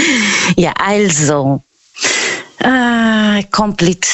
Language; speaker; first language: German; non-native, fluent; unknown